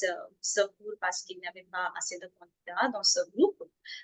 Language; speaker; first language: French; non-native, fluent; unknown